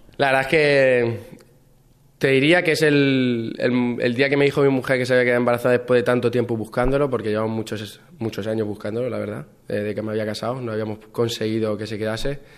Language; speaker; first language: Spanish; native; Spanish